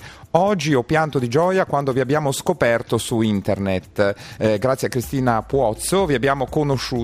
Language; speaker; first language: Italian; native; Italian